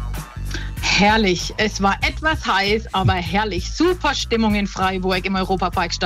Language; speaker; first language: German; native; German